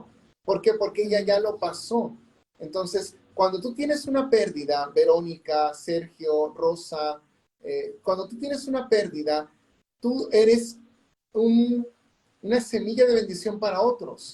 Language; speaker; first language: Spanish; native; Spanish